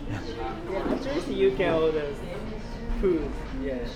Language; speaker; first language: English; non-native, learner; Japanese